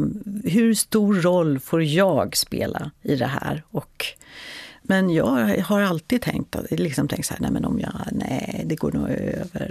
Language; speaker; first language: Swedish; native; Swedish